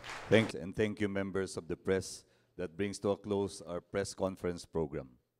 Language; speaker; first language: English; non-native, local second language; Filipino